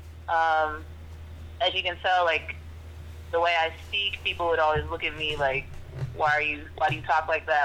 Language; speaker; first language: English; native; English